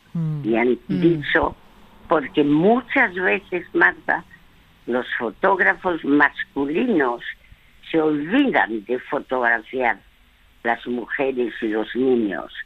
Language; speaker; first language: Spanish; early bilingual, other home language; French